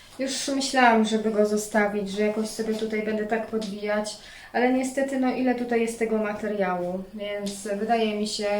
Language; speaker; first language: Polish; native; Polish